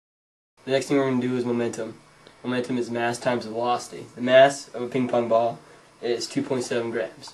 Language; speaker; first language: English; native; English